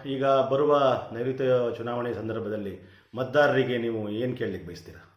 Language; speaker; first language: Kannada; native; Kannada